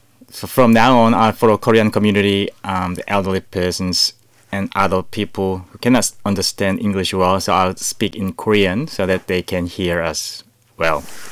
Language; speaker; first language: English; non-native, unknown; Korean